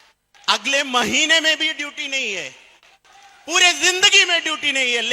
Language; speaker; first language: Hindi; non-native, fluent; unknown